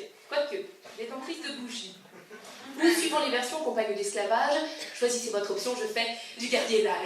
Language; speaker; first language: French; native; French